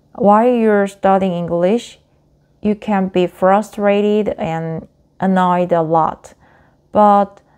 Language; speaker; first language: English; non-native, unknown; Korean